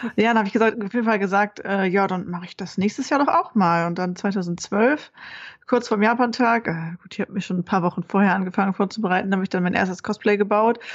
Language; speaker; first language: German; native; German